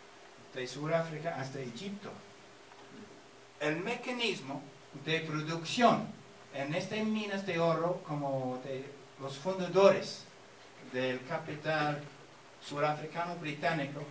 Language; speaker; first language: Spanish; non-native, fluent; English